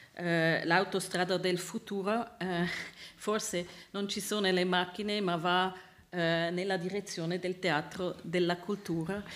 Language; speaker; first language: Italian; non-native, learner; Swiss German